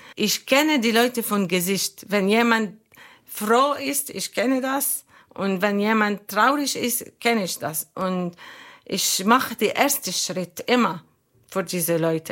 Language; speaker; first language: German; non-native, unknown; Arabic